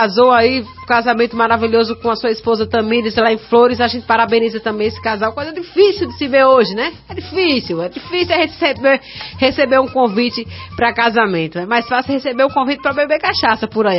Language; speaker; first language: Portuguese; native; Portuguese